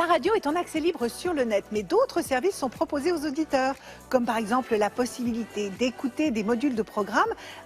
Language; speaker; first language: French; native; French